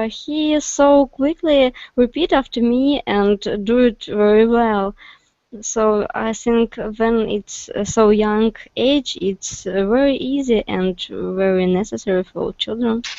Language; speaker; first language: English; non-native, learner; Russian